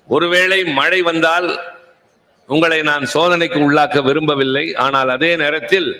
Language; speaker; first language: Tamil; native; Tamil